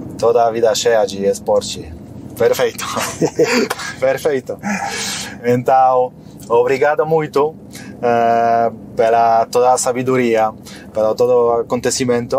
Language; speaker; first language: Portuguese; non-native, fluent; Polish